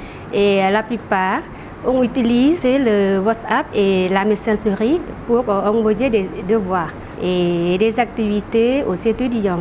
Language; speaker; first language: French; non-native, fluent; Lao